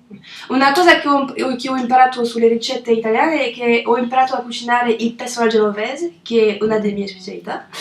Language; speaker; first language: Italian; non-native, learner; French